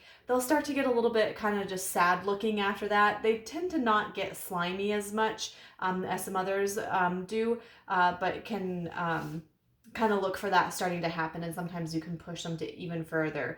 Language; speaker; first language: English; native; English